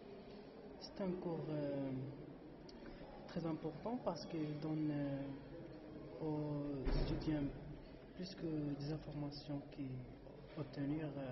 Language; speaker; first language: French; non-native, learner; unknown